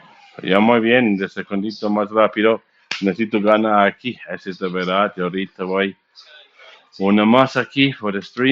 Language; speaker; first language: Spanish; non-native, learner; English